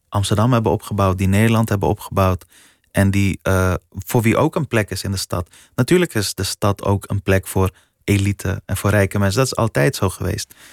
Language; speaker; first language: Dutch; early bilingual, other home language; Persian